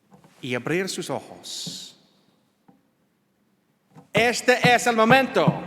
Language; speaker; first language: Spanish; non-native, learner; English